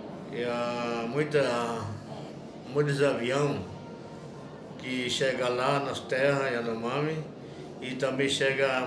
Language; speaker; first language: Portuguese; non-native, local second language; Yanomámi